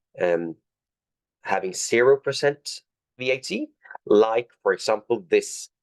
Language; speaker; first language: English; non-native, fluent; Norwegian